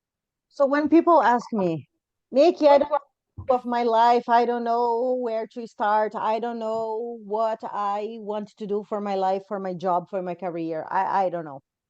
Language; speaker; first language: English; non-native, fluent; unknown